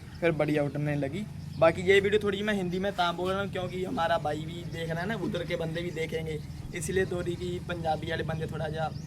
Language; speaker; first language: Hindi; non-native, local second language; Punjabi